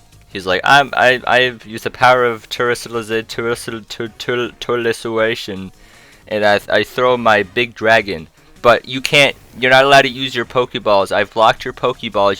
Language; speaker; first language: English; native; English